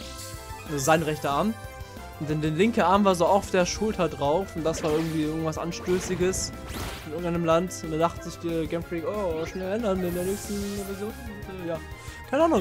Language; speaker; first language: German; native; German